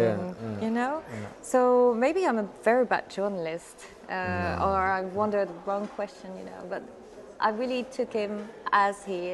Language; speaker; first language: English; non-native, fluent; French